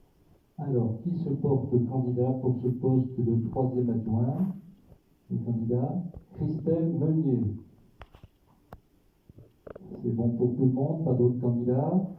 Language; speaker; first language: French; native; French